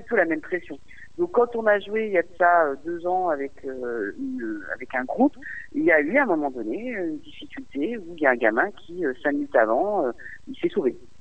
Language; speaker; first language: French; native; French